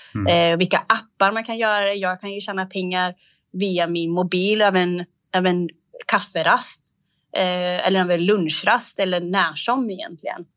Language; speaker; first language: Swedish; early bilingual, other home language; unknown